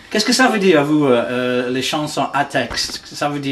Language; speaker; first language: French; non-native, fluent; English